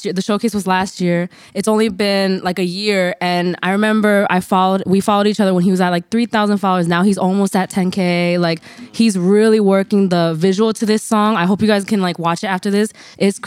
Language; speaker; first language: English; native; English